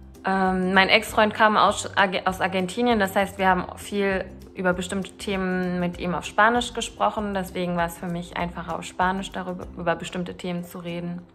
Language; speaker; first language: German; early bilingual, other home language; Turkish